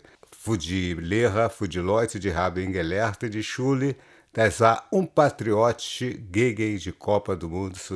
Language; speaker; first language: German; non-native, learner; Portuguese